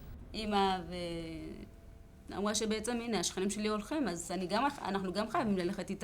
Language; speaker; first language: Hebrew; early bilingual, other home language; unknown